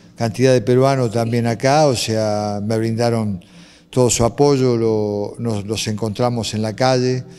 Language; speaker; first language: Spanish; native; Spanish